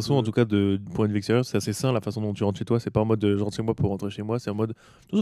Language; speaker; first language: French; native; French